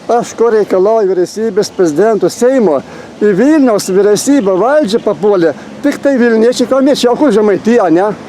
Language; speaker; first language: Lithuanian; native; Lithuanian